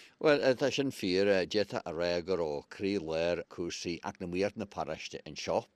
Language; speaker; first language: Irish; native; Irish